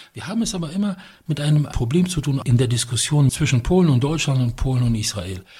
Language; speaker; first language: German; non-native, fluent; Polish